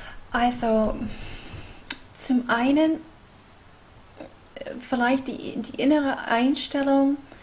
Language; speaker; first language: German; non-native, fluent; English